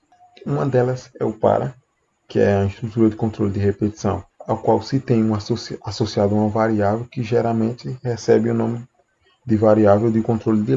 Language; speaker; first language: Portuguese; native; Portuguese